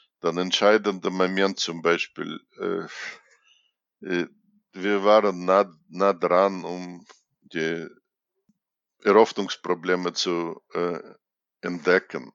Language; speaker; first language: German; non-native, fluent; Russian